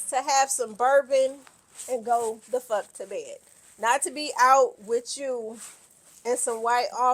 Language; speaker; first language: English; native; English